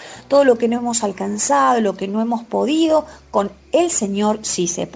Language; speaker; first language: Spanish; native; Spanish